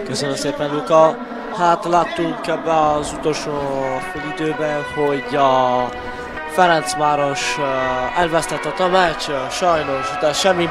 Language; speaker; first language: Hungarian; early bilingual, heritage; Hungarian